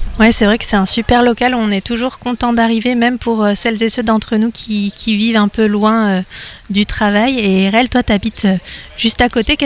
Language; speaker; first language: French; native; French